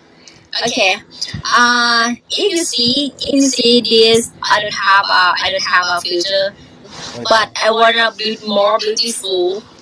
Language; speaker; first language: English; non-native, learner; Thai